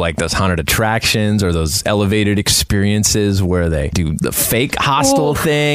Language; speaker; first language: English; native; English